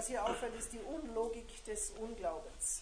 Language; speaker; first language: German; native; German